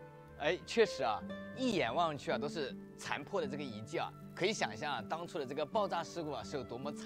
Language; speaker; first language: Chinese; native; Chinese